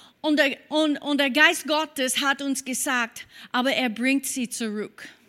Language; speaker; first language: German; non-native, fluent; English